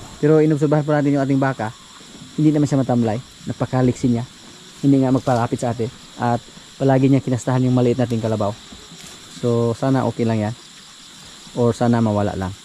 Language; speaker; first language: Filipino; non-native, local second language; Cebuano